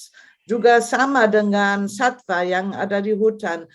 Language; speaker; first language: Indonesian; non-native, fluent; German